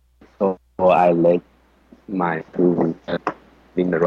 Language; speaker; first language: English; non-native, learner; Chinese